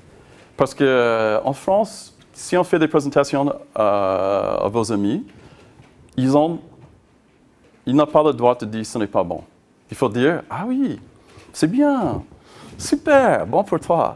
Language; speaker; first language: French; non-native, learner; English